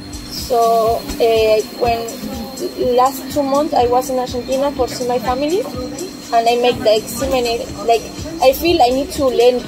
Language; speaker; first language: English; non-native, learner; Spanish